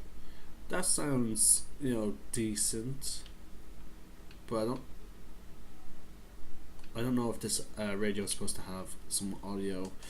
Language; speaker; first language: English; native; English